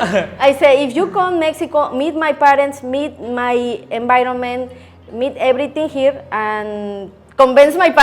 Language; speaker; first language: English; non-native, learner; Spanish